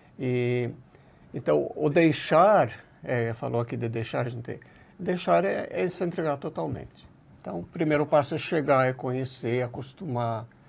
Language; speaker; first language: Portuguese; native; Portuguese